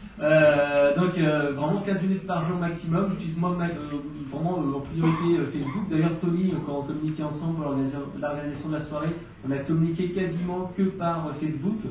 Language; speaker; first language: French; native; French